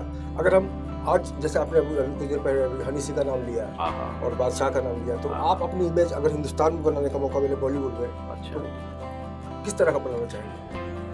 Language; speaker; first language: Hindi; native; Hindi